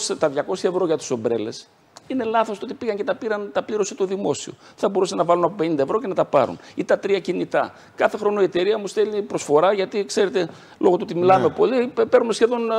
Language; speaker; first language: Greek; native; Greek